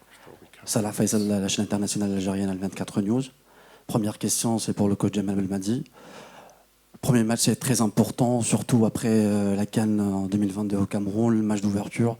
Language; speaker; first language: French; non-native, local second language; Arabic